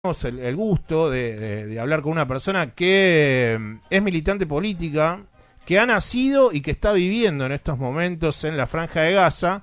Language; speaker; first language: Spanish; native; Spanish